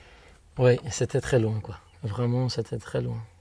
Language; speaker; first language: French; non-native, fluent; Spanish